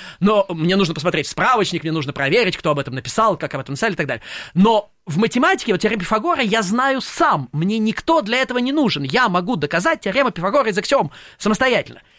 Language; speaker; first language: Russian; native; Russian